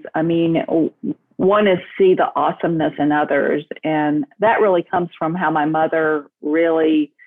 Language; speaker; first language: English; native; English